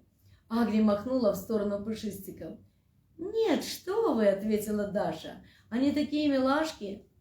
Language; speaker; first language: Russian; native; Russian